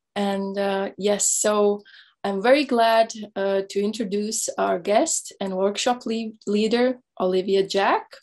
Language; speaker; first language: English; non-native, fluent; Latvian